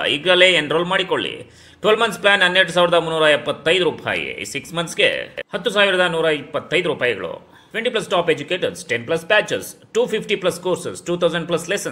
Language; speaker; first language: Kannada; native; Kannada